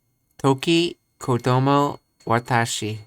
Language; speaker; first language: Japanese; non-native, learner; English